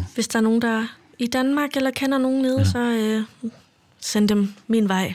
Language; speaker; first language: Danish; native; Danish